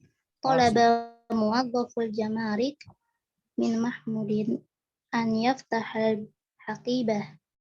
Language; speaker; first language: Arabic; non-native, learner; Indonesian